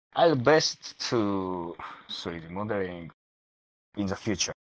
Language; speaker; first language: English; non-native, learner; Japanese